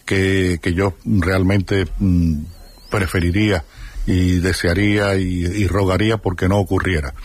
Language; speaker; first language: Spanish; native; Spanish